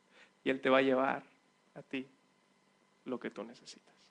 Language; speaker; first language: Spanish; native; Spanish